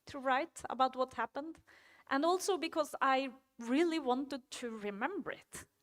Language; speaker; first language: English; non-native, fluent; Norwegian